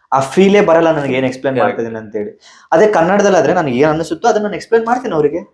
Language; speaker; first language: Kannada; native; Kannada